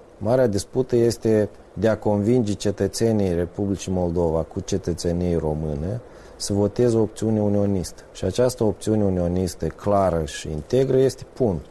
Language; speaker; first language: Romanian; native; Romanian